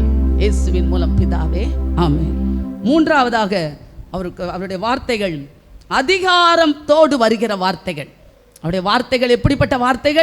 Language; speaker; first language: Tamil; native; Tamil